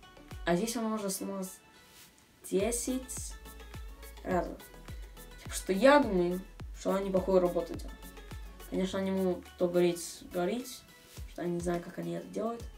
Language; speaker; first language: Russian; early bilingual, other home language; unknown